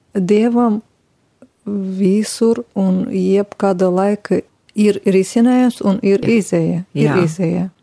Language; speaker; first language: Latvian; non-native, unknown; Romanian